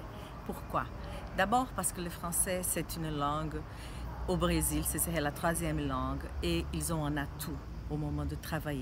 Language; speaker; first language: French; non-native, fluent; Portuguese